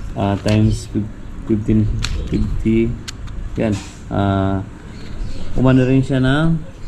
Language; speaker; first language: Filipino; native; Filipino